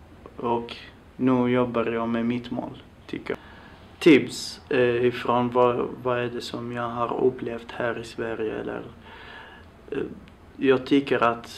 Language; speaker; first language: Swedish; non-native, fluent; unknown